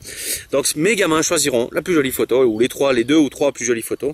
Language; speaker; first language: French; native; French